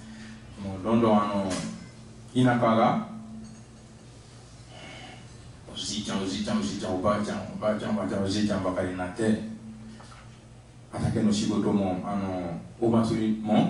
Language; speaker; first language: Japanese; non-native, fluent; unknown